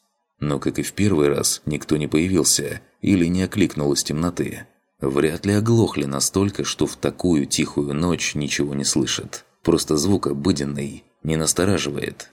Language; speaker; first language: Russian; native; Russian